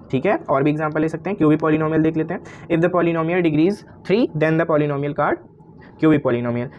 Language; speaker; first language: Hindi; native; Hindi